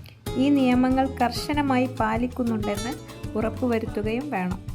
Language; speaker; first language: Malayalam; native; Malayalam